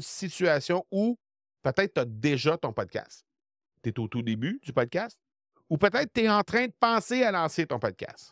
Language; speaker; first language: French; native; French